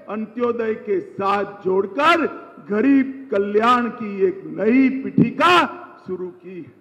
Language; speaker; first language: Hindi; non-native, local second language; Gujarati